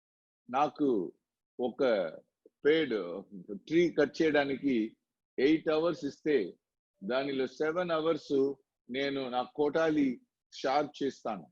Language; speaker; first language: Telugu; non-native, local second language; Tamil